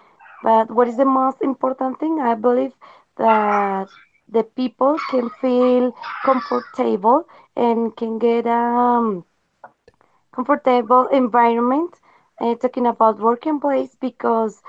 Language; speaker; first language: English; non-native, learner; Spanish